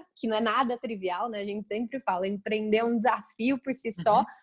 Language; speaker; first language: Portuguese; native; Portuguese